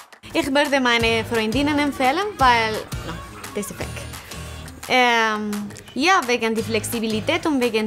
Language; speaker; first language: German; non-native, learner; Spanish